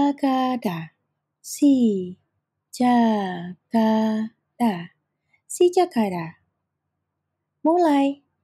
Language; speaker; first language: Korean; non-native, fluent; Indonesian